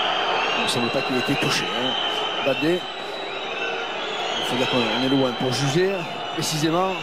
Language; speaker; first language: French; native; French